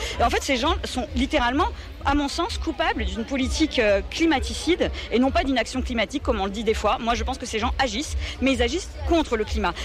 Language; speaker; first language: French; native; French